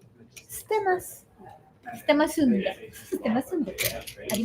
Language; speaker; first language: Japanese; non-native, fluent; Chinese